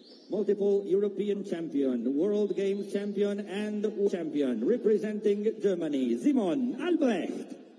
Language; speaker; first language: English; non-native, fluent; Italian